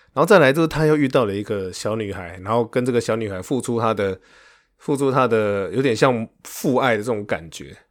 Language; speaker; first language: Chinese; native; Chinese